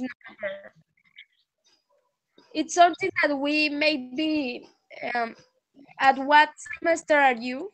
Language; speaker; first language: English; non-native, learner; Spanish